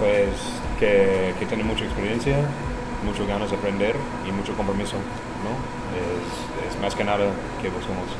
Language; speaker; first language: Spanish; non-native, fluent; English